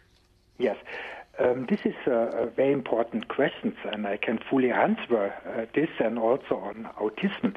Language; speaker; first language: English; non-native, fluent; German